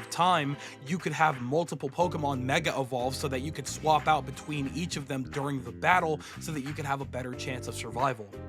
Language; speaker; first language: English; native; English